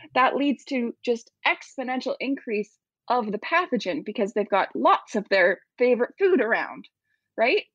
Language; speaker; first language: English; native; English